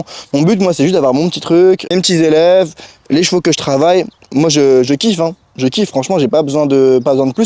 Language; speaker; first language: French; native; French